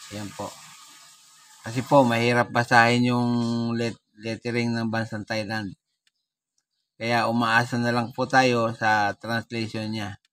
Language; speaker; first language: Filipino; native; Filipino